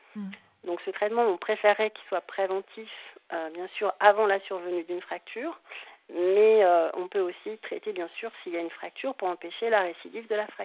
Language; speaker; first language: French; native; French